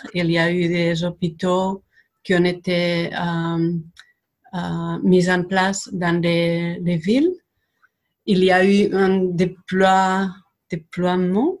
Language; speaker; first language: French; non-native, fluent; Spanish